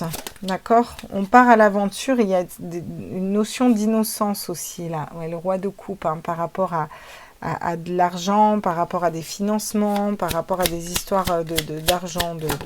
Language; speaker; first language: French; native; French